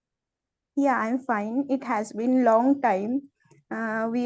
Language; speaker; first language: English; non-native, learner; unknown